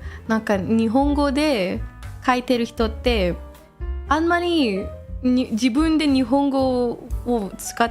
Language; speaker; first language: Japanese; non-native, fluent; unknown